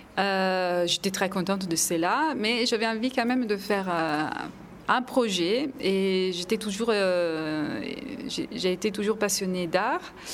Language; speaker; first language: French; non-native, fluent; Italian